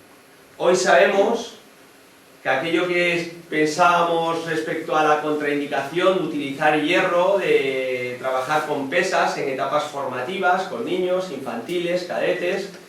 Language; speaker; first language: Spanish; native; Spanish